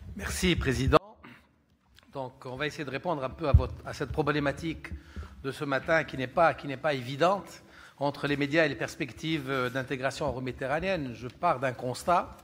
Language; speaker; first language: French; non-native, local second language; Arabic